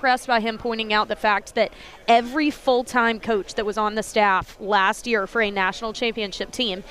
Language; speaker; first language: English; native; English